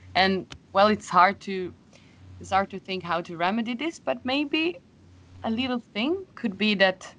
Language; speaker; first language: English; non-native, fluent; Italian